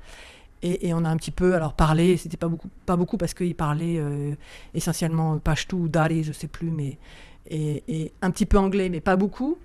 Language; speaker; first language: French; native; French